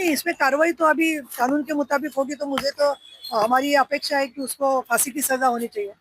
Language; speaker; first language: Hindi; non-native, local second language; Marathi